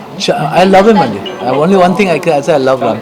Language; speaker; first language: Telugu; non-native, learner; Kannada